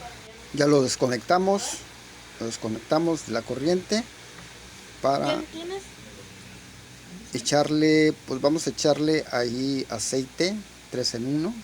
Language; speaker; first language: Spanish; native; Spanish